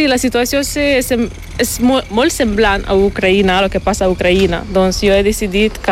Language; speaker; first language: Catalan; non-native, learner; Ukrainian